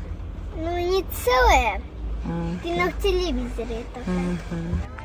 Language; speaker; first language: Russian; early bilingual, heritage; Russian